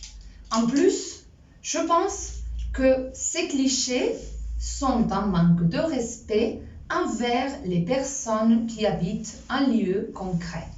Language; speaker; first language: French; non-native, fluent; Spanish